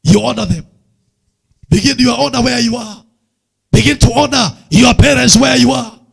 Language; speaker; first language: English; non-native, local second language; Swahili